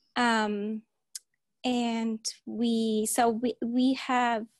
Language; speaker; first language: English; early bilingual, heritage; German